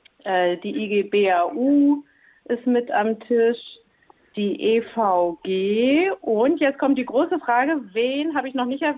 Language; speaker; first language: German; native; German